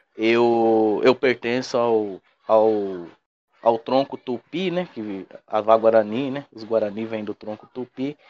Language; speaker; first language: Portuguese; non-native, local second language; Guarani